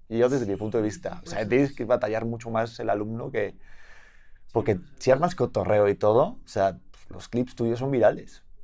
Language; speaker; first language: Spanish; native; Spanish